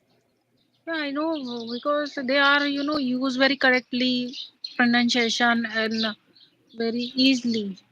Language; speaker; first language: English; non-native, learner; Hindi